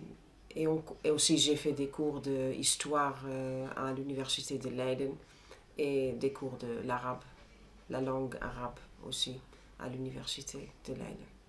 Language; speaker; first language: French; non-native, fluent; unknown